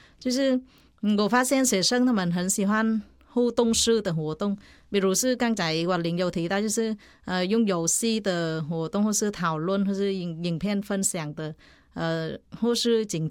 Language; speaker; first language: Chinese; non-native, fluent; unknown